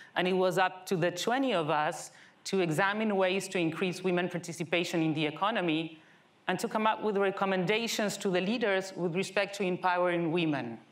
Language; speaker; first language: English; non-native, fluent; Spanish